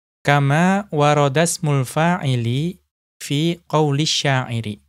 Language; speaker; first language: Arabic; non-native, fluent; Indonesian